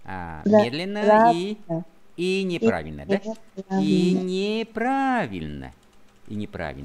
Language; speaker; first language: Russian; non-native, fluent; Vietnamese